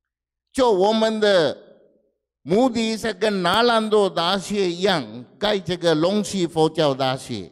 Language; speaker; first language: Chinese; non-native, fluent; Sinhala